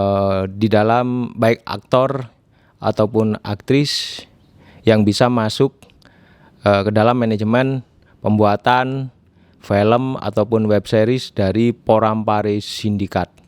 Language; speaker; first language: Indonesian; native; Indonesian